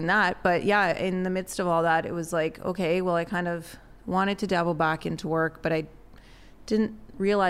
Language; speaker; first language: English; native; English